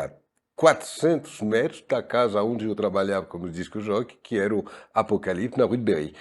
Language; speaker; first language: Portuguese; non-native, fluent; French